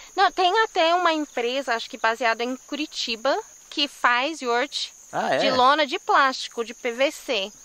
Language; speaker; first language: Portuguese; non-native, fluent; English